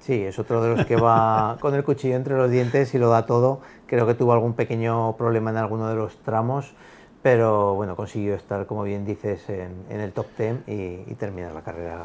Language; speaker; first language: Spanish; native; Spanish